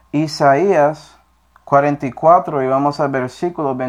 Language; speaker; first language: Spanish; non-native, fluent; English